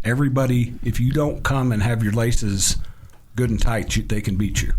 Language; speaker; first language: English; native; English